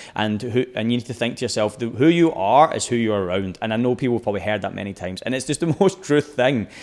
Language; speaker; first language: English; native; English